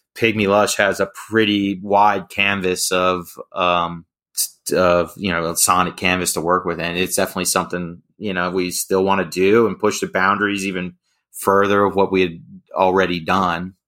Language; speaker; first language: English; native; English